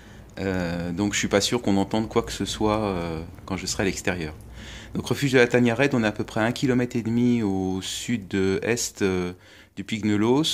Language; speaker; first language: French; native; French